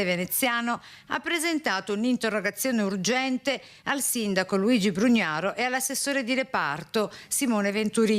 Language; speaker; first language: Italian; native; Italian